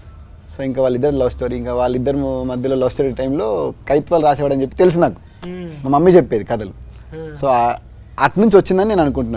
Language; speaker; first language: Telugu; native; Telugu